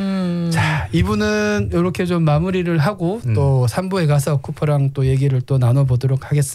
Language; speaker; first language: Korean; native; Korean